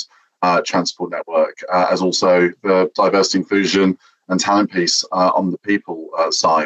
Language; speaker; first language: English; native; English